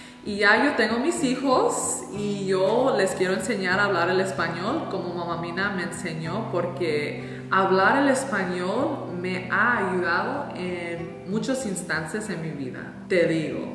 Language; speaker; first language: Spanish; early bilingual, heritage; Spanish